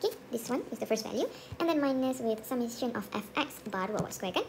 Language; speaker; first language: English; non-native, local second language; Malay